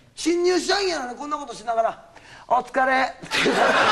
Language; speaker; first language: Japanese; native; Japanese